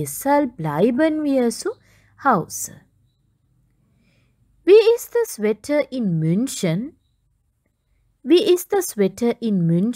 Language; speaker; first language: German; non-native, learner; Sinhala